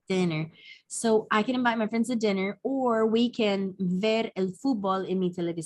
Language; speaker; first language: Spanish; non-native, fluent; English